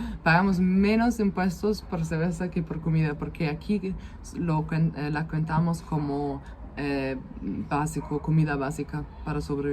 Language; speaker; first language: Spanish; non-native, fluent; German